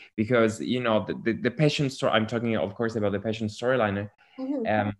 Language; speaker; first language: English; non-native, fluent; Italian